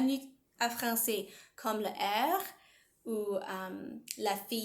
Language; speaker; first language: French; non-native, learner; English